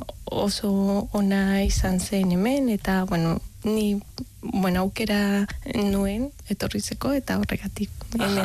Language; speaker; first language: Basque; non-native, learner; Spanish